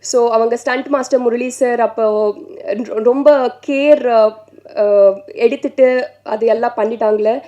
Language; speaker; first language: Tamil; non-native, learner; Telugu